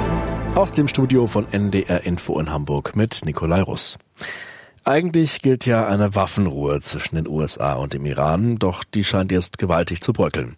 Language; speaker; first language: German; native; German